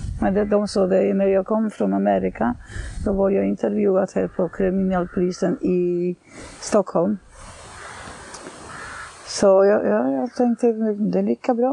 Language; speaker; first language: Swedish; non-native, fluent; Polish